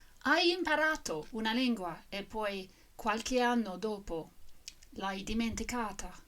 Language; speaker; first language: Italian; non-native, fluent; English